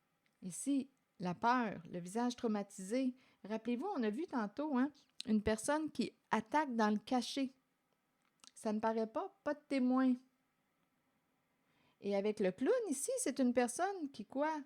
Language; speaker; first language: French; native; French